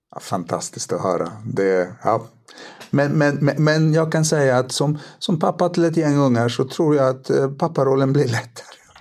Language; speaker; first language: Swedish; early bilingual, other home language; Polish